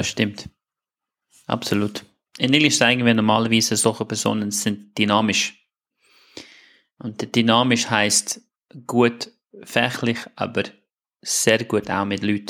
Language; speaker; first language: German; non-native, fluent; English